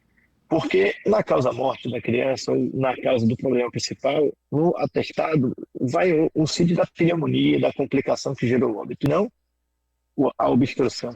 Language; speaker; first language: Portuguese; native; Portuguese